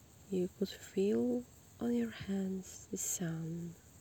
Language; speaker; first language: English; non-native, fluent; Polish